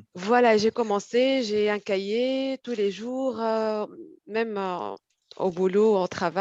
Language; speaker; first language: French; non-native, fluent; Arabic